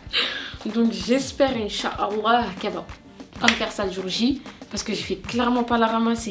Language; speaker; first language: French; native; French